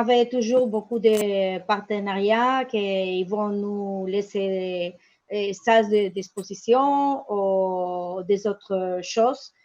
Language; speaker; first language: French; non-native, learner; Spanish